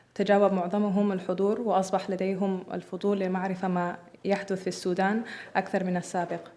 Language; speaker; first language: Arabic; early bilingual, other home language; English